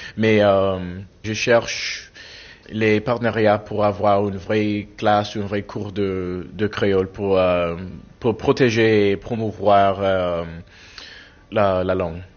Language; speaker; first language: French; non-native, fluent; English